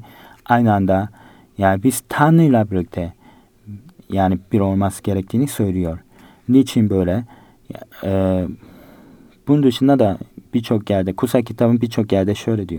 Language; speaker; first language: Turkish; non-native, fluent; Korean